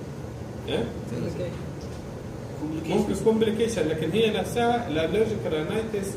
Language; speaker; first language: Arabic; native; Arabic